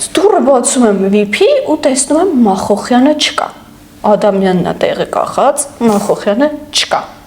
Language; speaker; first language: Armenian; native; Armenian